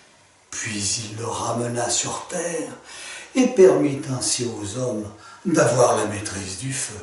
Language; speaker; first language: French; native; French